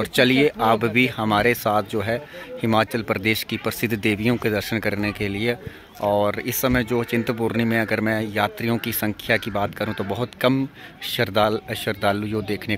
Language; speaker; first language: Hindi; native; Hindi